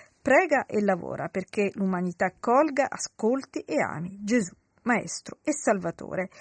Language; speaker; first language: Italian; native; Italian